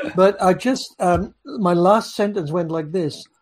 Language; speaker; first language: English; native; English